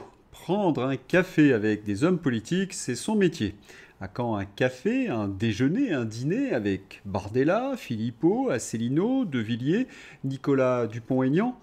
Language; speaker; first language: French; native; French